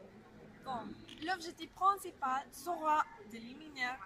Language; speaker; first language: French; non-native, learner; Spanish